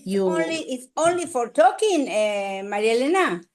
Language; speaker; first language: English; non-native, learner; Spanish